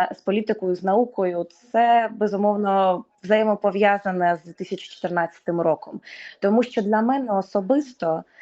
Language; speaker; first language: Ukrainian; native; Ukrainian